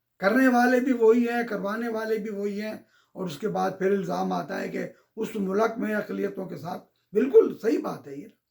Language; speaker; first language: Urdu; native; Urdu